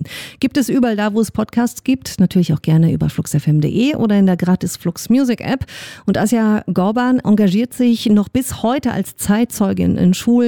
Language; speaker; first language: German; native; German